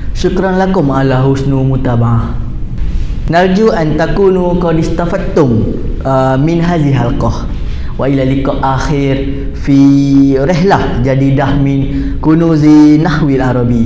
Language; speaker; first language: Arabic; non-native, learner; Malay